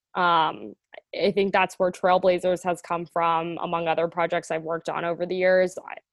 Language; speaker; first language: English; native; English